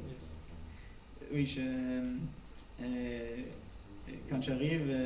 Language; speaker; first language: French; non-native, learner; Norwegian